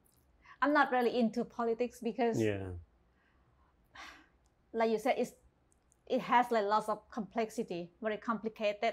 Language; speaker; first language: English; non-native, fluent; Thai